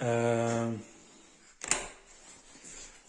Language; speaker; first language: French; native; French